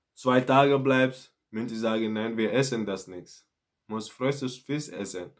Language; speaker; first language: German; non-native, fluent; Mandingo